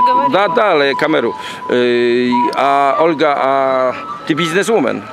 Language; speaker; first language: Russian; non-native, learner; Polish